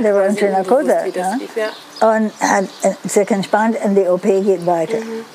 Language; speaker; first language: German; non-native, learner; Dutch